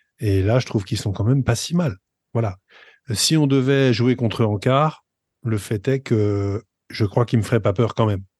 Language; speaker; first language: French; native; French